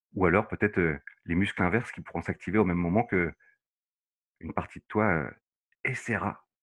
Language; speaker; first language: French; native; French